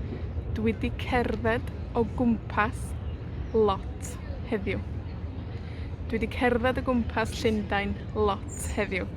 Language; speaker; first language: Welsh; non-native, fluent; Spanish